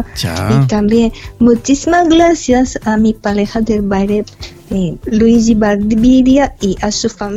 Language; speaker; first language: Spanish; non-native, fluent; Japanese